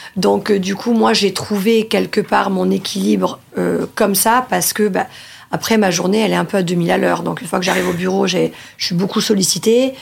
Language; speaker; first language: French; early bilingual, other home language; Italian